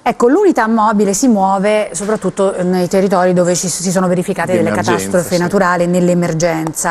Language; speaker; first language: Italian; native; Italian